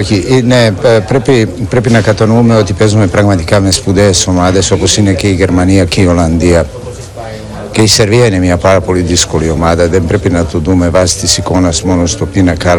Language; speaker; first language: Greek; non-native, fluent; Serbian